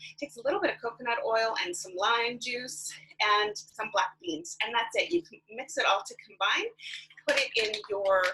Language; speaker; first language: English; native; English